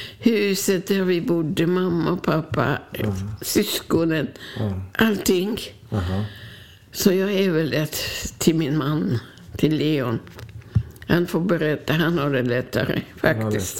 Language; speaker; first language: Swedish; non-native, fluent; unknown